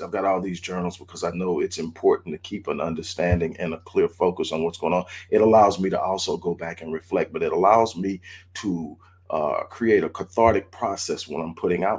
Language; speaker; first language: English; native; English